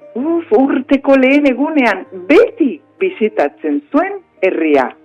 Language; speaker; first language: Basque; non-native, local second language; Spanish